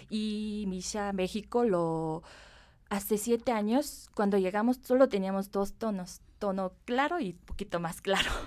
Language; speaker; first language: Spanish; non-native, fluent; Korean